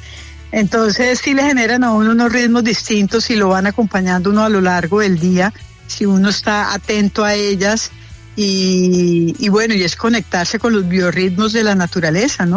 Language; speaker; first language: Spanish; native; Spanish